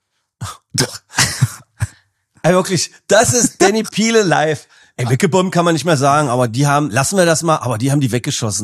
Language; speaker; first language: German; native; German